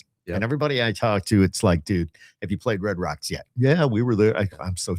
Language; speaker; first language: English; native; English